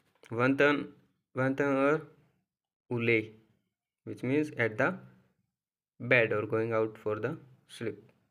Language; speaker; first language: English; non-native, local second language; Hindi